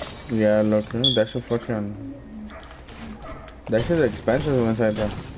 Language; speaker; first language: English; early bilingual, other home language; Spanish